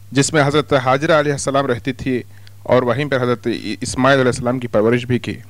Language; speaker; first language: Urdu; native; Urdu